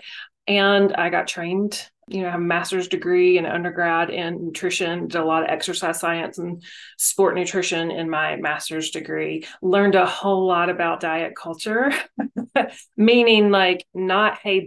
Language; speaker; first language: English; native; English